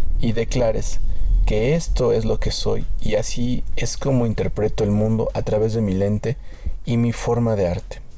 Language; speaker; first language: Spanish; native; Spanish